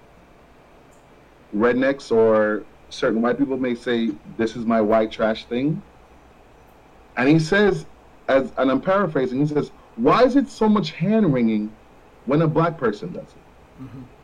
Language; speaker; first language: English; non-native, local second language; Jamaican Creole English